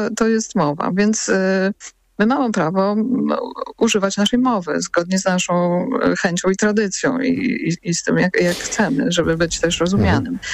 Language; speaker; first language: Polish; native; Polish